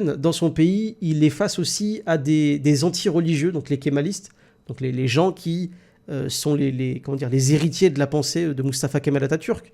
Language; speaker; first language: French; native; French